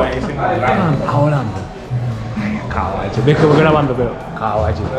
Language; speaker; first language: Spanish; non-native, learner; Japanese